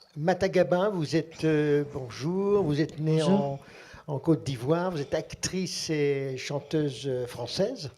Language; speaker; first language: French; native; French